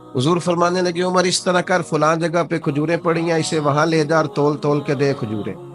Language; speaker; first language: Urdu; non-native, local second language; Punjabi